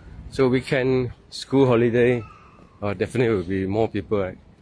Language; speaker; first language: English; non-native, local second language; Chinese